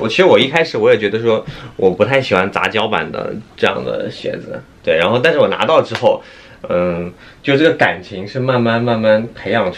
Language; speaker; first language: Chinese; native; Chinese